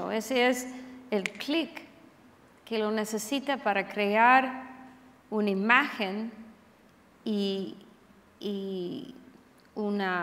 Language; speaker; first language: Spanish; non-native, fluent; English